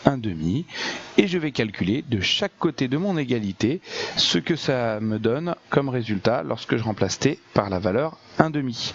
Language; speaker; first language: French; native; French